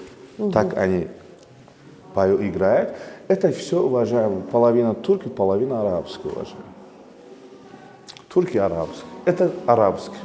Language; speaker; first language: Russian; non-native, local second language; Azerbaijani